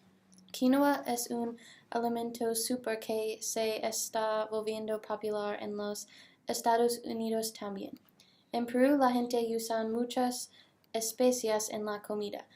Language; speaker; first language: Spanish; non-native, learner; English